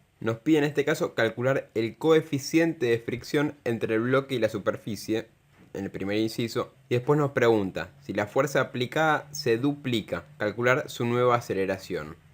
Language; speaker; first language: Spanish; native; Spanish